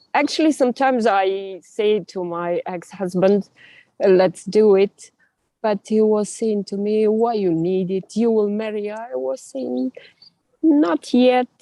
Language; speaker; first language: English; non-native, learner; Russian